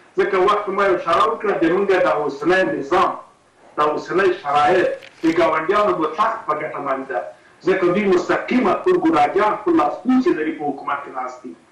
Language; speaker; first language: Pashto; native; Pashto